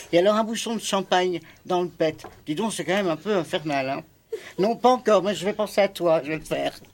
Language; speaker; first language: French; native; French